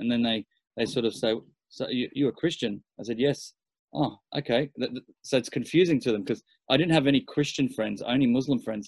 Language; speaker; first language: English; native; English